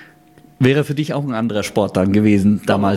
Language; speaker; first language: German; native; German